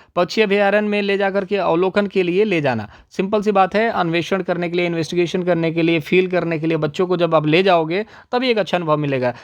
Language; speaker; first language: Hindi; native; Hindi